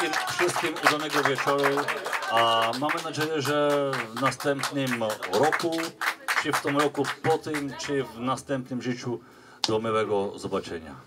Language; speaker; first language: Polish; non-native, learner; Czech